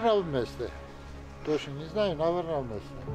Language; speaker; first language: Russian; non-native, local second language; Armenian